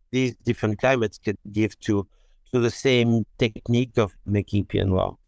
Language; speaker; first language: English; non-native, fluent; French